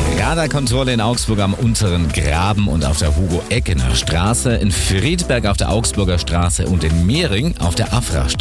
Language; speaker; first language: German; native; German